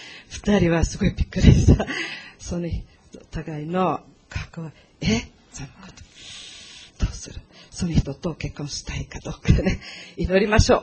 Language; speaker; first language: Japanese; non-native, learner; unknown